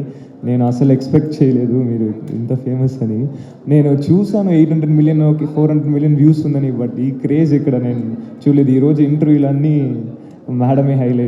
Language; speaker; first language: Telugu; non-native, learner; Tamil